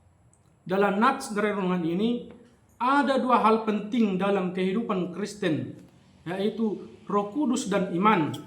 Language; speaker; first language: Indonesian; native; Indonesian